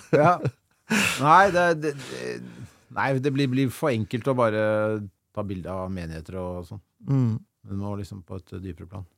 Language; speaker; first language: Norwegian; native; Norwegian